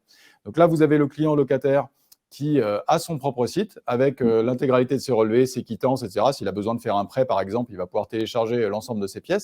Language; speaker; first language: French; native; French